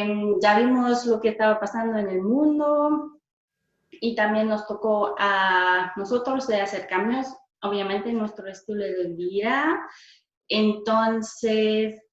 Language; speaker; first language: Spanish; non-native, fluent; German